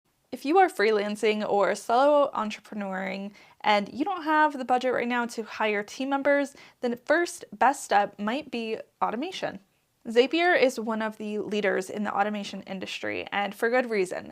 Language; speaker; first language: English; native; English